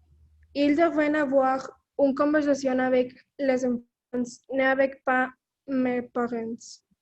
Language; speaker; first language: French; non-native, learner; Spanish